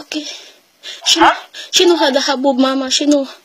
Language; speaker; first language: Arabic; non-native, learner; Filipino